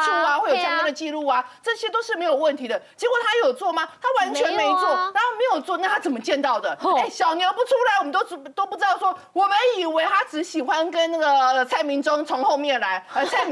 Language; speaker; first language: Chinese; native; Chinese